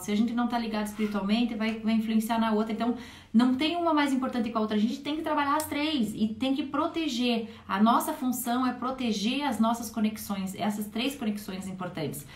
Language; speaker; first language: Portuguese; native; Portuguese